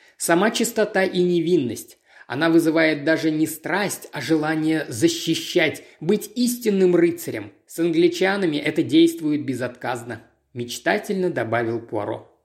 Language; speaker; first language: Russian; native; Russian